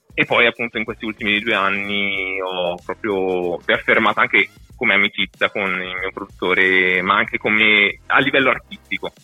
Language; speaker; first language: Italian; native; Italian